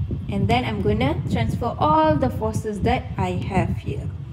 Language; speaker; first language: English; non-native, local second language; Malay